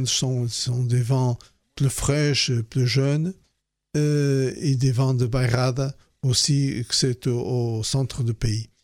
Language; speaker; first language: French; non-native, fluent; Portuguese